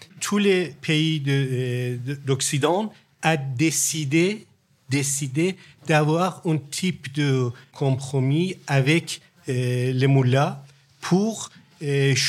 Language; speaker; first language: French; non-native, learner; Persian